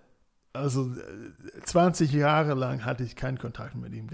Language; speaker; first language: German; non-native, fluent; English